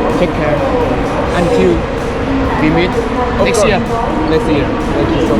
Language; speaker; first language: English; non-native, learner; Korean